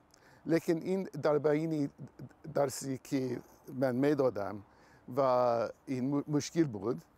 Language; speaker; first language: Persian; non-native, learner; English